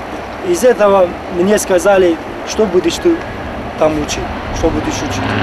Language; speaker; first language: Ukrainian; non-native, learner; Turkish